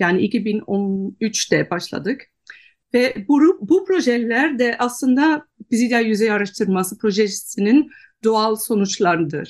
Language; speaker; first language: Turkish; non-native, fluent; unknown